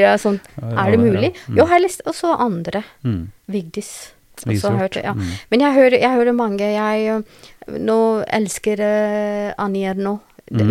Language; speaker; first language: Norwegian; non-native, learner; Albanian